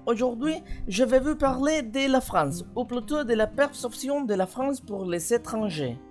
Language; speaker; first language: French; non-native, fluent; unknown